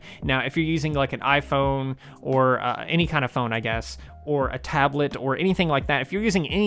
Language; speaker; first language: English; native; English